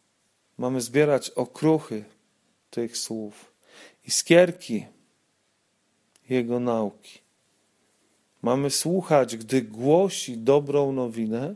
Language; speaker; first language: Polish; native; Polish